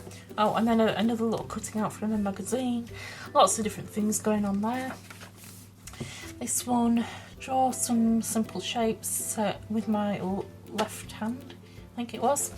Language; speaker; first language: English; native; English